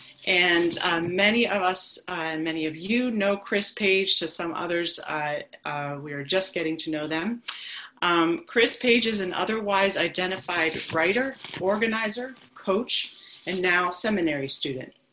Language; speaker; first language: English; native; English